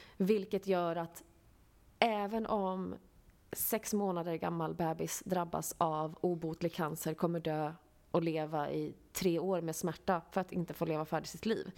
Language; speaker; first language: Swedish; native; Swedish